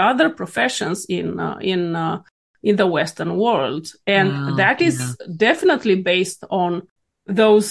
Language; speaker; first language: English; non-native, fluent; Romanian